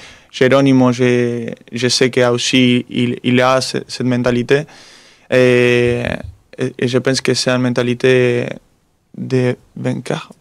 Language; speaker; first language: French; non-native, fluent; Spanish